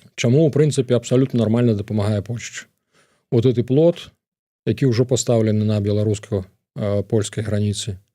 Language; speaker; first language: Belarusian; native; Belarusian